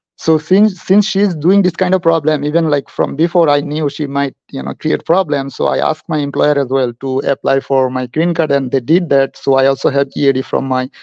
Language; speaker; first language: English; non-native, local second language; Bangla